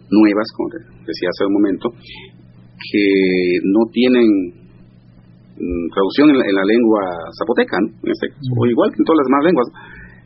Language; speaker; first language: Spanish; non-native, local second language; Zapotec